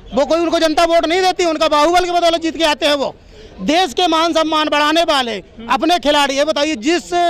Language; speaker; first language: Hindi; native; Hindi